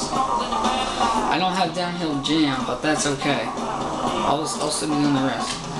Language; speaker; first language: English; native; English